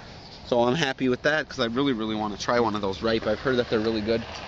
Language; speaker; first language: English; native; English